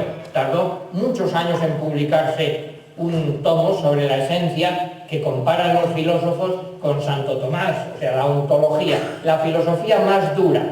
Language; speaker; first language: Spanish; native; Spanish